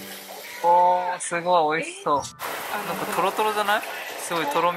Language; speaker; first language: Japanese; native; Japanese